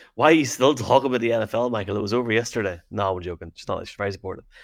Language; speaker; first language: English; native; English